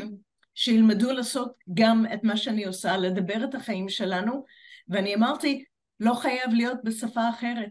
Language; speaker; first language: Hebrew; non-native, fluent; English